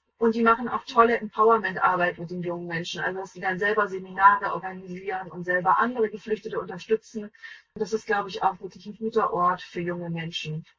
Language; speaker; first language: German; native; German